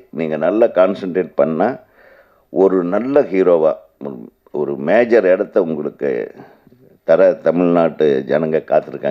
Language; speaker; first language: Tamil; native; Tamil